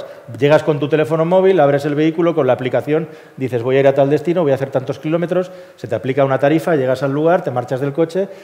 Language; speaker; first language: Spanish; native; Spanish